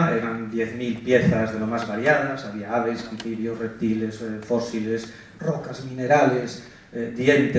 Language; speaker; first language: Spanish; native; Spanish